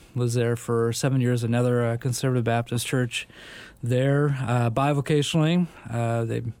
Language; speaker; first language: English; native; English